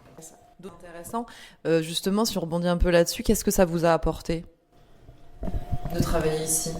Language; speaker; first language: French; native; French